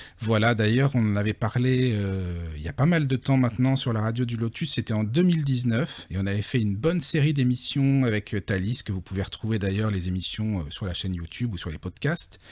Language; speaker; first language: French; native; French